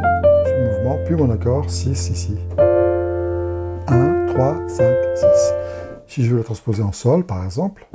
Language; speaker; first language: French; native; French